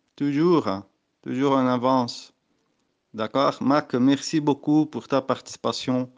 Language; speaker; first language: French; non-native, learner; Portuguese